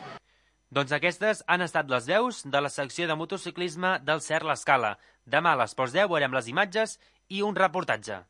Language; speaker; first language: Catalan; native; Catalan